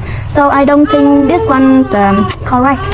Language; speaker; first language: English; non-native, learner; Vietnamese